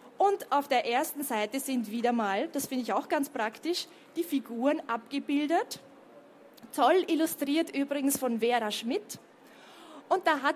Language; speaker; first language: German; native; German